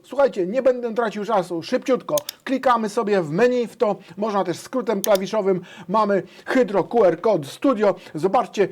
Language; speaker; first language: Polish; native; Polish